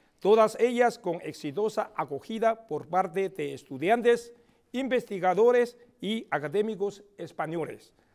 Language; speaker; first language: Spanish; non-native, fluent; Chinese